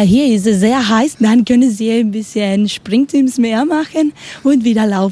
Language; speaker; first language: German; non-native, learner; Spanish